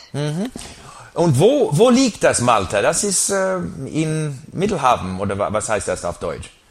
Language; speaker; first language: German; non-native, learner; English